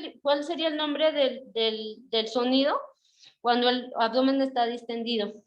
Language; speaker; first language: Spanish; native; Spanish